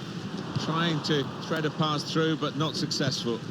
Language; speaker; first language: English; native; English